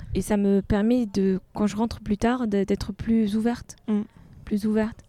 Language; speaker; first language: French; non-native, local second language; Arabic